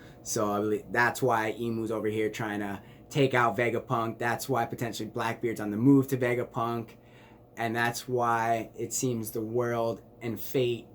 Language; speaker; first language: English; native; English